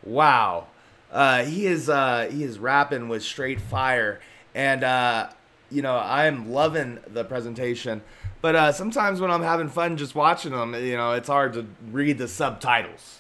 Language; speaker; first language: English; native; English